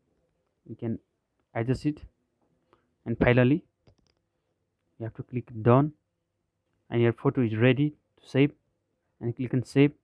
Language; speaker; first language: English; non-native, fluent; Nepali